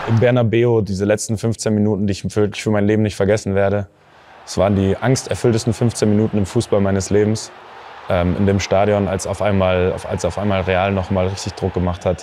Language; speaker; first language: German; native; German